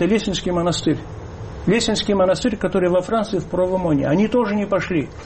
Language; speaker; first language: Russian; early bilingual, heritage; Russian